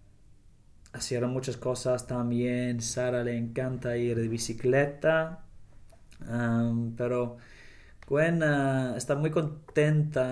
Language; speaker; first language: Spanish; non-native, learner; English